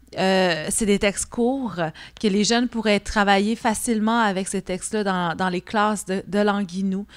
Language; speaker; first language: French; non-native, local second language; Innu-aimun